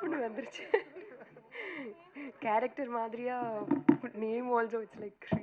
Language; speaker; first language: Tamil; non-native, fluent; Telugu